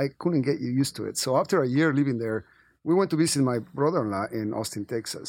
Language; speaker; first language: English; non-native, fluent; Spanish